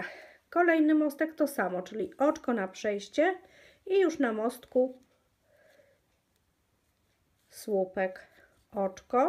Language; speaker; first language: Polish; native; Polish